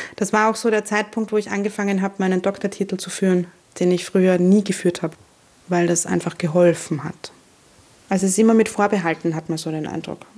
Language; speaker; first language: German; native; German